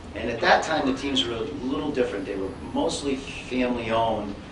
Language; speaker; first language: English; native; English